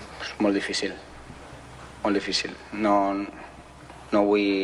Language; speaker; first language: Catalan; non-native, fluent; Spanish